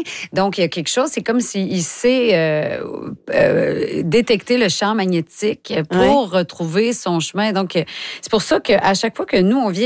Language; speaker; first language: French; native; French